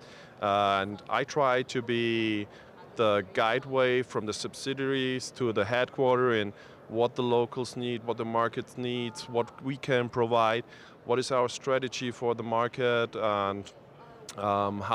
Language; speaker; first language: English; non-native, fluent; German